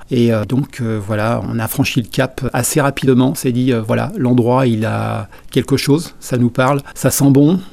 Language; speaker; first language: French; native; French